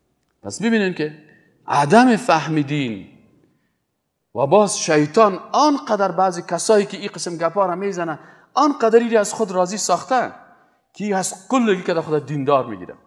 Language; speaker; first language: Persian; native; Persian